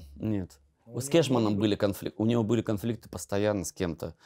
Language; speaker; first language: Russian; native; Russian